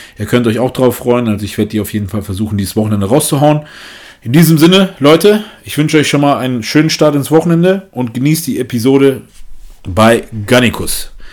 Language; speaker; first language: German; native; German